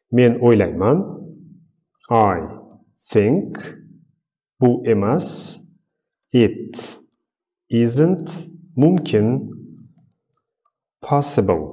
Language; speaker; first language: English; non-native, fluent; Uzbek